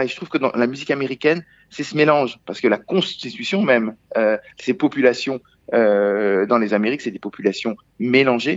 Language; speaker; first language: French; native; French